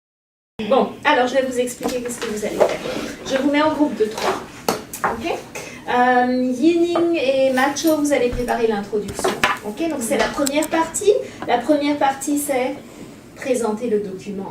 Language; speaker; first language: French; native; French